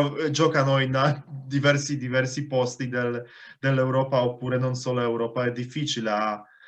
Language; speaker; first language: Italian; non-native, fluent; Polish